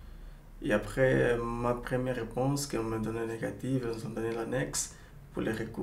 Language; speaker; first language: French; non-native, learner; Portuguese